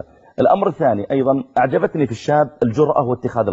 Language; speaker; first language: Arabic; native; Arabic